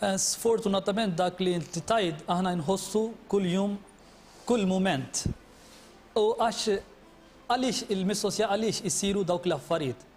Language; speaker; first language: Maltese; non-native, fluent; Urdu